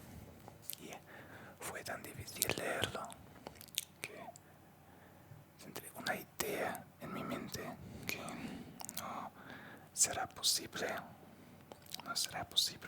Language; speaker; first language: Spanish; non-native, learner; Russian